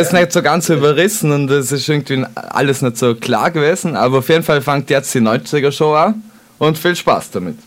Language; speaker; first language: German; native; German